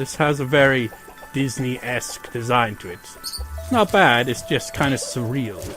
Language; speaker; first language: English; native; English